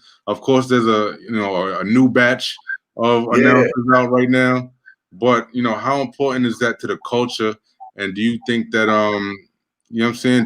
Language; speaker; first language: English; native; English